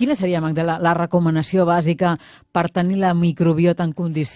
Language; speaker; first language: Catalan; native; Catalan